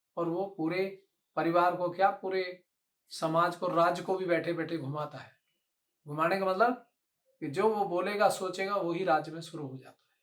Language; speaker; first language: Hindi; native; Hindi